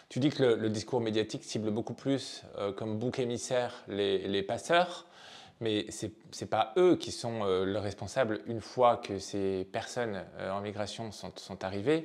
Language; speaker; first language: French; native; French